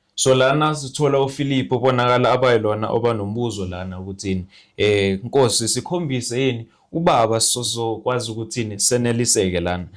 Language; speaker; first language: Zulu; native; Zulu